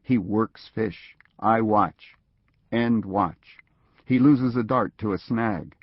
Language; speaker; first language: English; native; English